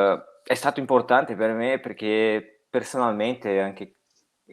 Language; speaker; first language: Italian; non-native, fluent; Portuguese